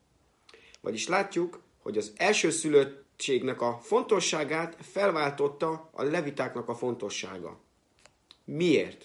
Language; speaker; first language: Hungarian; native; Hungarian